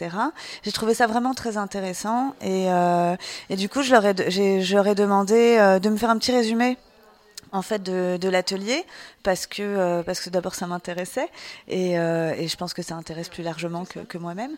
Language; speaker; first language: French; native; French